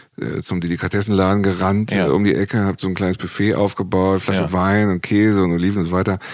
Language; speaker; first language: German; native; German